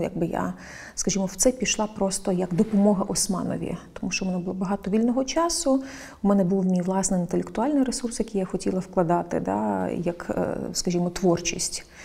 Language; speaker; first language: Ukrainian; non-native, local second language; Crimean Tatar